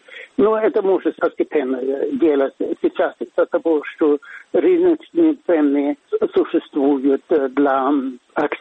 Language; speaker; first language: Russian; non-native, fluent; Swedish